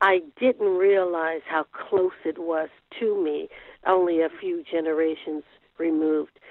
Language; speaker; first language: English; native; English